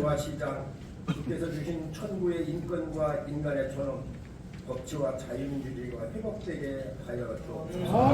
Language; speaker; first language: Korean; native; Korean